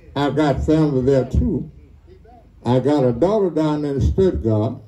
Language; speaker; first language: English; native; English